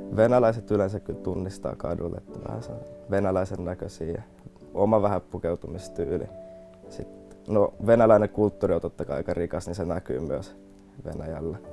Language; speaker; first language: Finnish; early bilingual, other home language; Russian